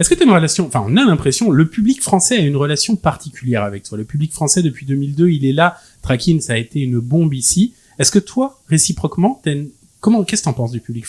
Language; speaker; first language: French; native; French